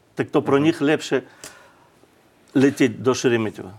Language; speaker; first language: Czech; non-native, learner; Russian